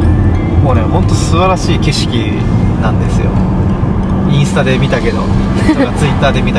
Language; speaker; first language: Japanese; native; Japanese